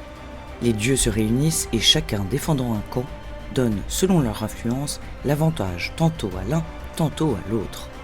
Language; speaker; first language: French; native; French